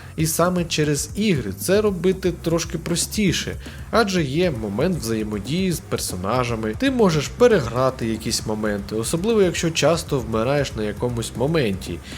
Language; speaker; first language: Ukrainian; native; Ukrainian